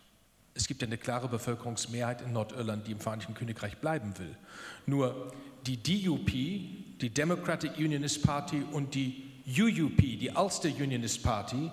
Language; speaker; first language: German; native; German